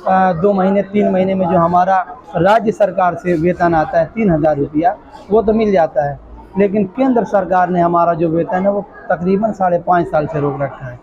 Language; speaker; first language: Hindi; native; Hindi